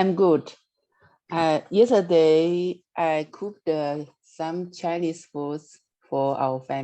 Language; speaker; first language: English; non-native, learner; Chinese